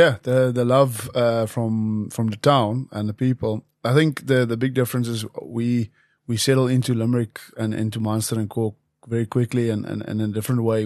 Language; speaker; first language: English; non-native, local second language; Afrikaans